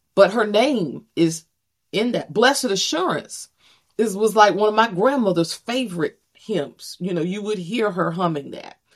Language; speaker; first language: English; native; English